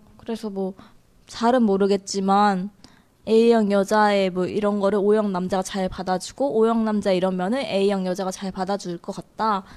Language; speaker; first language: Korean; native; Korean